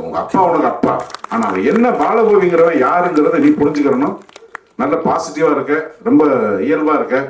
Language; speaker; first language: Tamil; native; Tamil